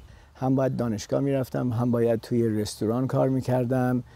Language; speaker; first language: Persian; native; Persian